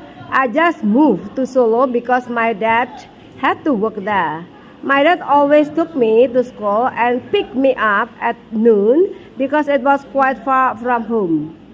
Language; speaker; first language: English; non-native, fluent; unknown